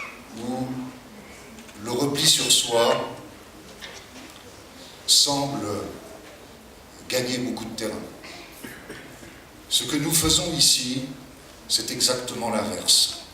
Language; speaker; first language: French; native; French